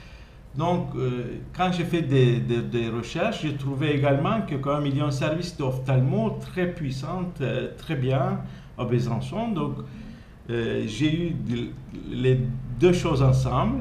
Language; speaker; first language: French; non-native, fluent; Turkish